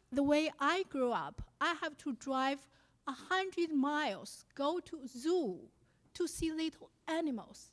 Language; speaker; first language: English; non-native, fluent; Chinese